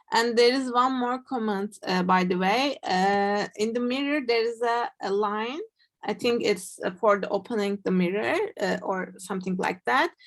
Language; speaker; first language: English; non-native, fluent; Turkish